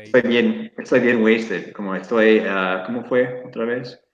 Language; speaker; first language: Spanish; non-native, learner; English